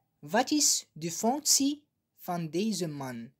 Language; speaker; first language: Dutch; non-native, learner; Arabic